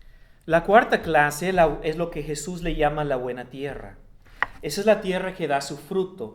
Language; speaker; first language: Spanish; non-native, fluent; English